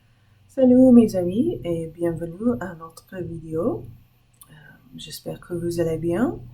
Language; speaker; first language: French; non-native, fluent; English